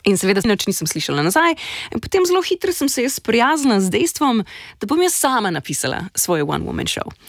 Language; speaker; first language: Slovenian; native; Slovenian